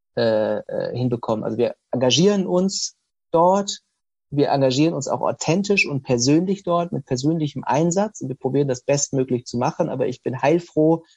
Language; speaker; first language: German; native; German